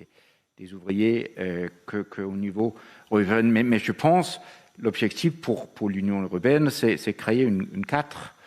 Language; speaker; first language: French; non-native, fluent; Danish